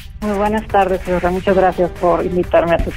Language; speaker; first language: Spanish; native; Spanish